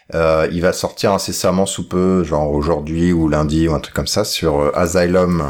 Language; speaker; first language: French; native; French